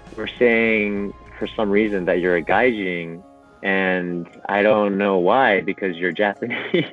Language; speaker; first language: English; non-native, fluent; Japanese